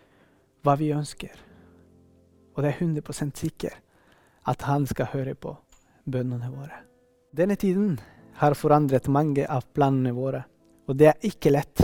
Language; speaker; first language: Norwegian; non-native, fluent; Spanish